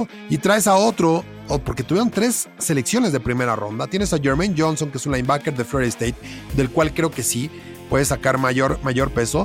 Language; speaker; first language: Spanish; native; Spanish